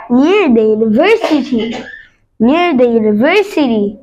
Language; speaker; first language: English; non-native, learner; Bangla